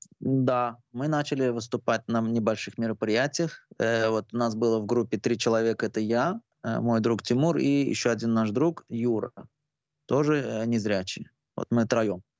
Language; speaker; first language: Russian; non-native, local second language; Azerbaijani